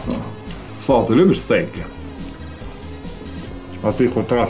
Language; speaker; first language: Russian; native; Russian